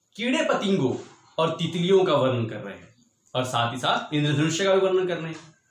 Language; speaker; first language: Hindi; non-native, local second language; Marathi